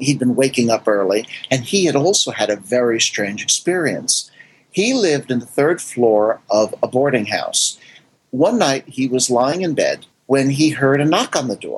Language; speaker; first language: English; native; English